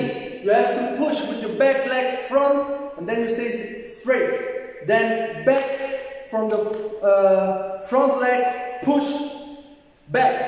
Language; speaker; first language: English; non-native, learner; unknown